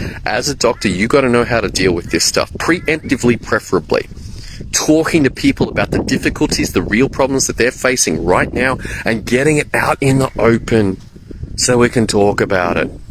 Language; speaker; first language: English; native; English